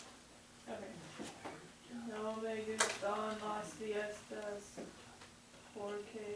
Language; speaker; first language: Spanish; non-native, learner; English